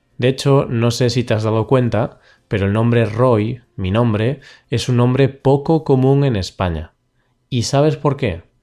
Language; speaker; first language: Spanish; native; Spanish